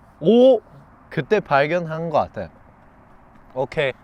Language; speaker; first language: Korean; non-native, fluent; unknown